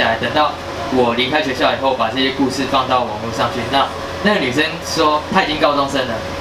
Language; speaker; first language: Chinese; native; Chinese